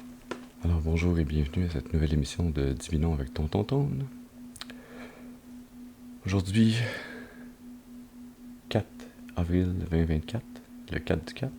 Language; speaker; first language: French; native; French